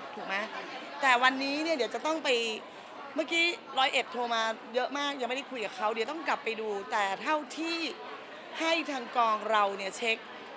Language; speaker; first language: Thai; native; Thai